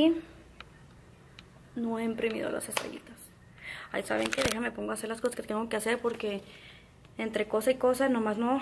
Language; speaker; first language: Spanish; early bilingual, heritage; Spanish